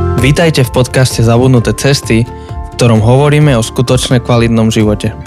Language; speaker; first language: Slovak; native; Slovak